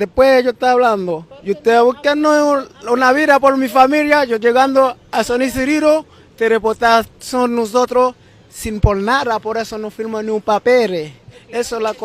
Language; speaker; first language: Spanish; non-native, learner; Haitian Creole